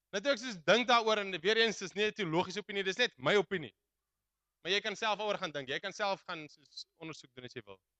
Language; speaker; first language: Afrikaans; native; Afrikaans